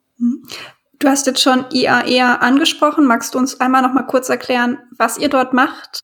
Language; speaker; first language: German; native; German